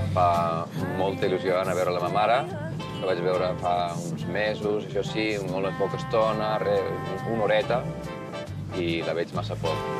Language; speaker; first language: Catalan; non-native, fluent; Icelandic